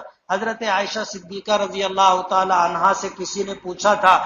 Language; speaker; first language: Urdu; native; Urdu